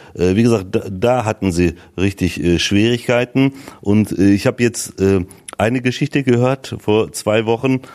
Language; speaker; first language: German; early bilingual, other home language; Turkish